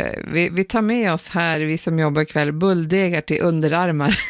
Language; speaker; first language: Swedish; native; Swedish